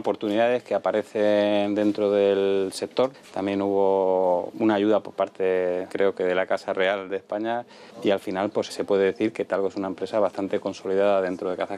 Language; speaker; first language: Spanish; native; Spanish